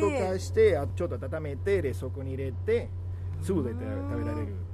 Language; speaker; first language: Japanese; non-native, fluent; Spanish